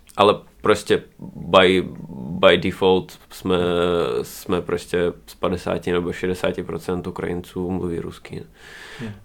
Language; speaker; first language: Czech; non-native, fluent; Russian